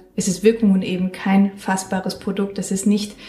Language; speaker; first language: German; non-native, fluent; Spanish